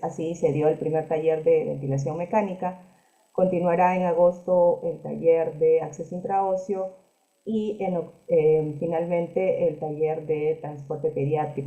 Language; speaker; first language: Spanish; native; Spanish